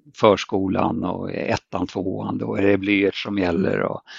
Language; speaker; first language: Swedish; native; Swedish